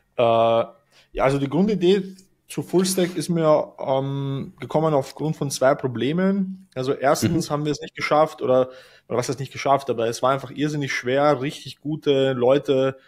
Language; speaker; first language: German; native; German